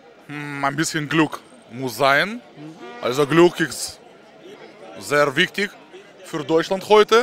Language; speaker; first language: German; non-native, learner; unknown